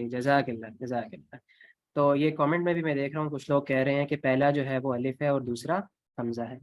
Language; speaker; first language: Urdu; non-native, local second language; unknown